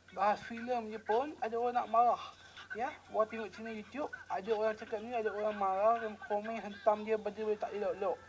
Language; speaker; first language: Malay; native; Malay